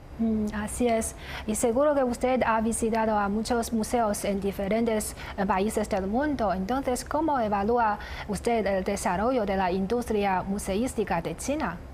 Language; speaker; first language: Spanish; non-native, fluent; Chinese